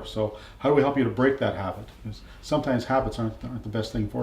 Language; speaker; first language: English; native; English